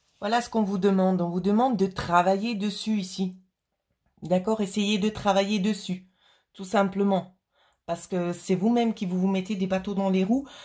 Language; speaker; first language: French; native; French